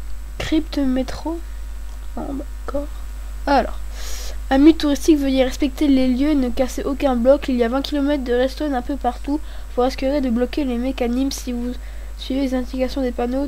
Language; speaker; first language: French; native; French